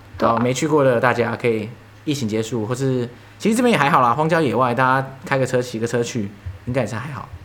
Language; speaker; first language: Chinese; native; Chinese